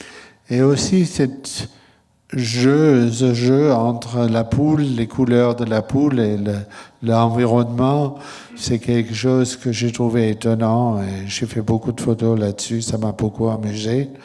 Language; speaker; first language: French; non-native, fluent; German